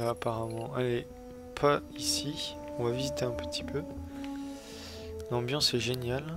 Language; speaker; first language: French; native; French